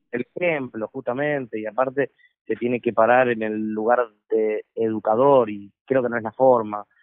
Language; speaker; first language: Spanish; native; Spanish